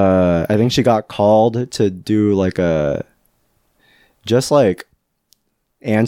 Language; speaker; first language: English; native; English